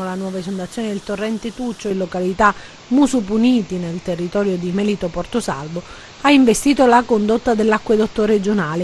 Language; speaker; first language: Italian; native; Italian